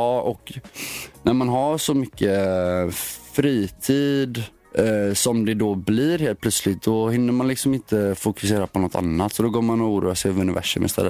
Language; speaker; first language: Swedish; native; Swedish